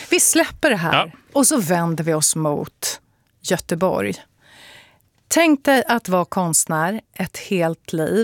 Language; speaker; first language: Swedish; native; Swedish